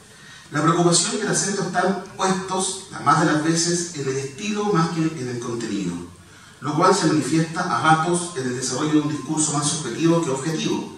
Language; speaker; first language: Spanish; native; Spanish